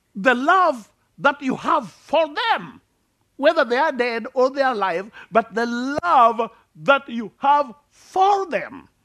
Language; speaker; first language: English; non-native, local second language; Luo (Kenya and Tanzania)